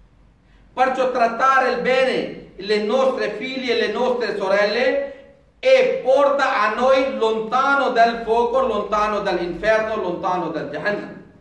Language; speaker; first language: Italian; non-native, fluent; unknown